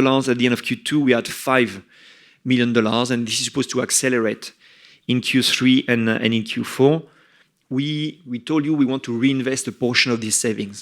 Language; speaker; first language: English; non-native, fluent; French